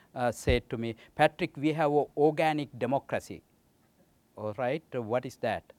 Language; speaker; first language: English; non-native, local second language; Sinhala